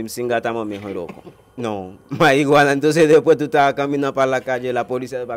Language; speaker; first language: Spanish; non-native, learner; Haitian Creole